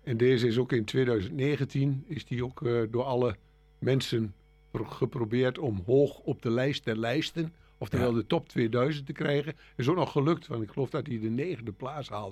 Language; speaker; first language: Dutch; native; Dutch